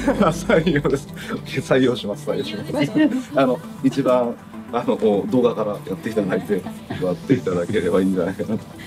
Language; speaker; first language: Japanese; native; Japanese